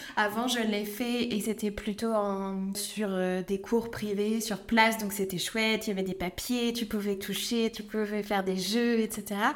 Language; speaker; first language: French; native; French